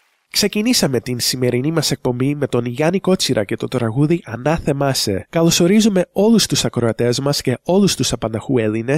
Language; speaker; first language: Greek; native; Greek